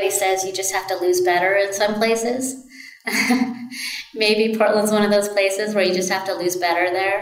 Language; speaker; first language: English; native; English